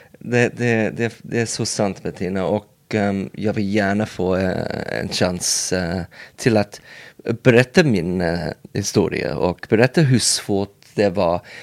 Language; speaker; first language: Swedish; non-native, learner; English